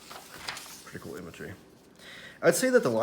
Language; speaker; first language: English; native; English